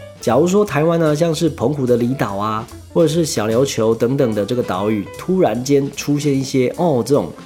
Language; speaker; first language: Chinese; native; Chinese